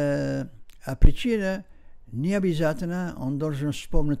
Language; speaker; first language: Russian; non-native, learner; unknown